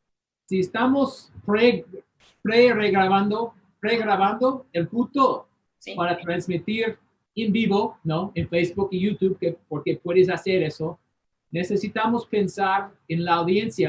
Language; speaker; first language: Spanish; non-native, fluent; English